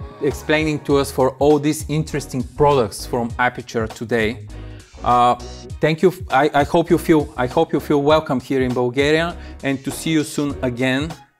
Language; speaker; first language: English; non-native, fluent; Bulgarian